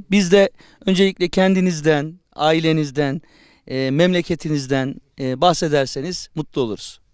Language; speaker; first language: Turkish; native; Turkish